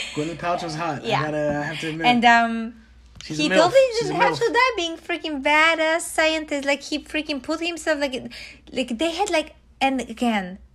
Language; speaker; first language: English; non-native, fluent; Polish